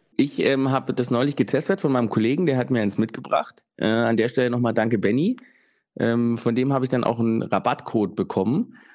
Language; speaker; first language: German; early bilingual, other home language; Italian